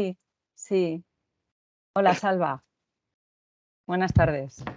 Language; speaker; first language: Spanish; native; Spanish